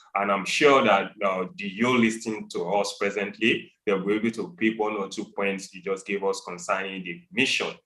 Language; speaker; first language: English; non-native, local second language; Yoruba